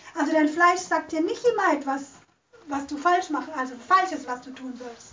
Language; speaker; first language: German; native; German